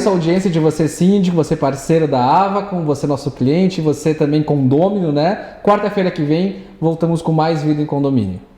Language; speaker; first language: Portuguese; native; Portuguese